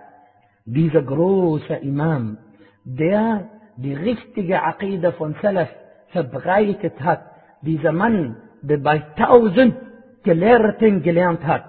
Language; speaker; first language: German; non-native, fluent; Arabic